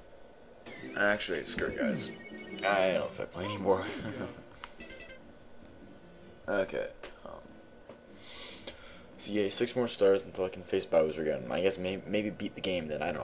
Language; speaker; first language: English; native; English